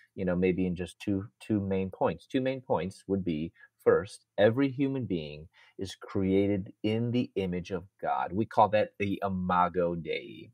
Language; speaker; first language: English; native; English